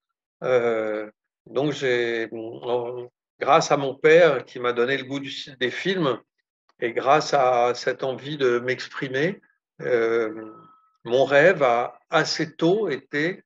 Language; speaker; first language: French; native; French